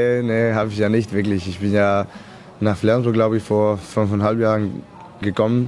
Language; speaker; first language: German; non-native, fluent; Serbian